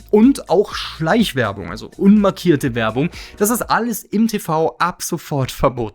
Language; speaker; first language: German; native; German